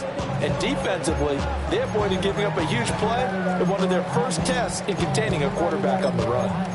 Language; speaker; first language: English; native; English